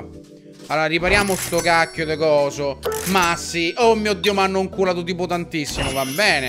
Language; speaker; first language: Italian; native; Italian